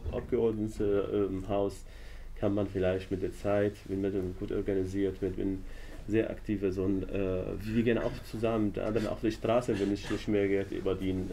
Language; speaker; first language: German; non-native, learner; Arabic